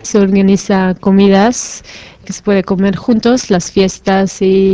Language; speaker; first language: Spanish; non-native, fluent; Hebrew